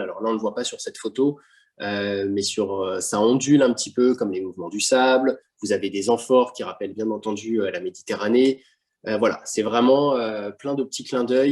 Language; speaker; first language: French; native; French